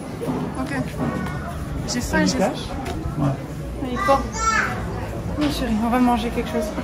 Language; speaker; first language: French; native; French